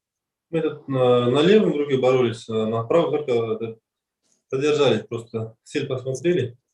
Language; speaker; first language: Russian; non-native, learner; Kazakh